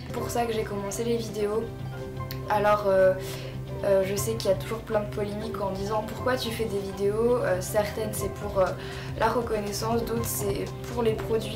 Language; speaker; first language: French; native; French